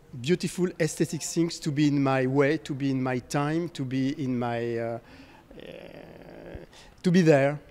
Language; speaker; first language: English; non-native, fluent; French